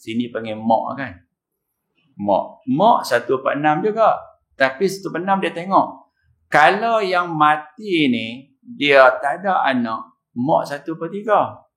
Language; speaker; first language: Malay; native; Malay